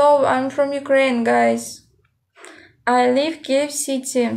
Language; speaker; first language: English; non-native, learner; Ukrainian